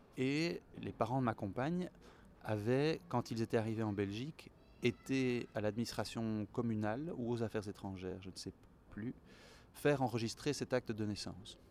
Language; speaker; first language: French; native; French